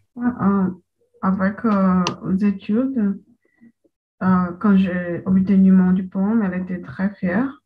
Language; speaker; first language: French; non-native, learner; Portuguese